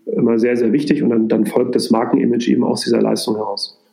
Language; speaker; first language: German; native; German